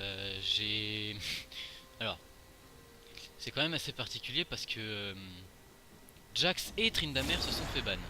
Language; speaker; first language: French; native; French